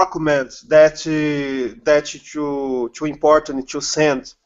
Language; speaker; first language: English; non-native, learner; Portuguese